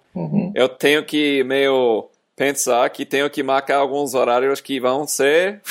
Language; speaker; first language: Portuguese; non-native, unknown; English